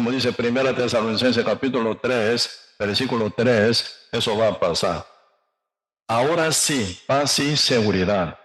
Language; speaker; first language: Spanish; non-native, learner; Korean